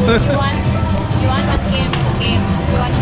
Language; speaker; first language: English; non-native, learner; Thai